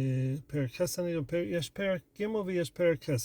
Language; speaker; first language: Hebrew; non-native, fluent; English